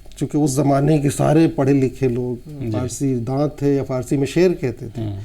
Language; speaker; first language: Urdu; native; Urdu